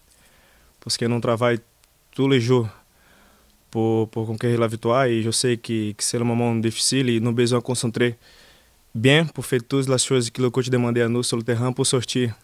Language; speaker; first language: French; non-native, learner; Portuguese